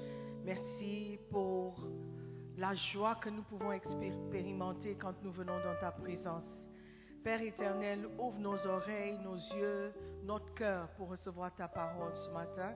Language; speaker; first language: French; non-native, fluent; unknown